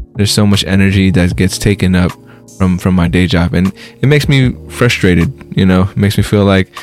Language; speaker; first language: English; native; English